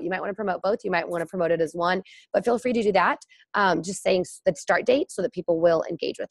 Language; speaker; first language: English; native; English